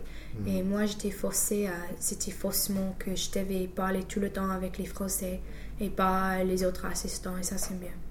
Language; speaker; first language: French; non-native, fluent; English